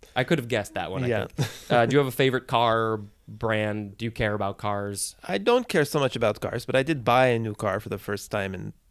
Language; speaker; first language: English; native; English